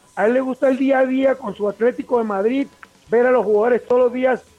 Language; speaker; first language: Spanish; native; Spanish